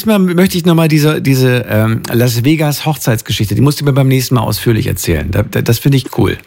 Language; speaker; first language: German; native; German